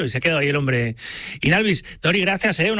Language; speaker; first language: Spanish; native; Spanish